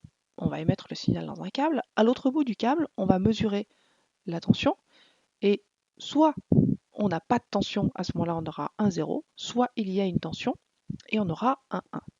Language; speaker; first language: French; native; French